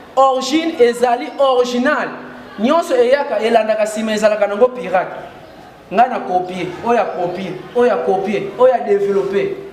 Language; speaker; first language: Lingala; non-native, local second language; Kongo